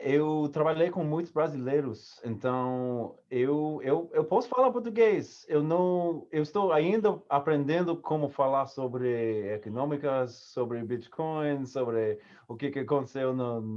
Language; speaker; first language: Portuguese; non-native, learner; English